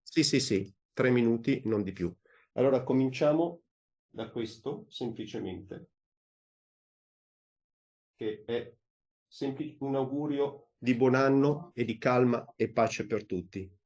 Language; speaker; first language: Italian; native; Italian